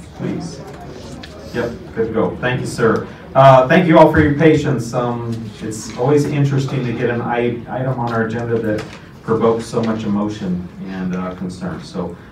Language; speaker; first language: English; native; English